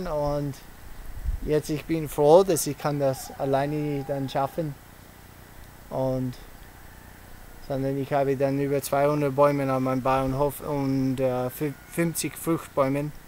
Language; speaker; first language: German; early bilingual, heritage; English